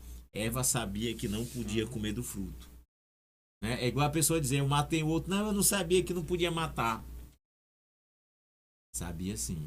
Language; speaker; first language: Portuguese; native; Portuguese